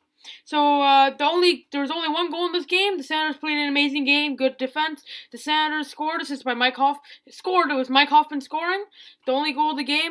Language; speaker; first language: English; native; English